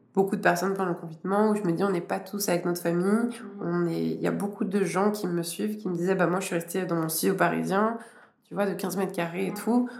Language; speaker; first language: French; native; French